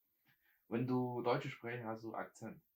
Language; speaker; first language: German; non-native, learner; Chinese